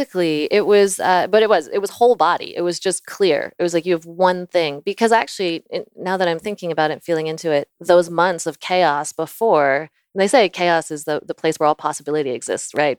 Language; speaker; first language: English; native; English